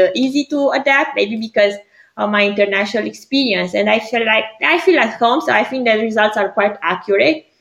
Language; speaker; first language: English; non-native, fluent; Greek